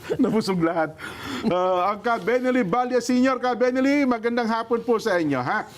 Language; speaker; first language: Filipino; native; Filipino